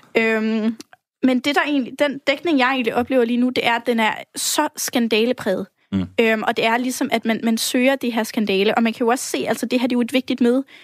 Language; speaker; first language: Danish; native; Danish